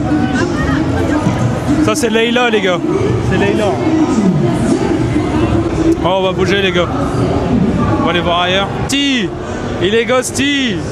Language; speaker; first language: French; native; French